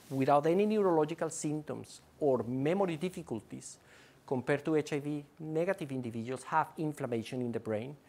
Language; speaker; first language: English; non-native, fluent; Spanish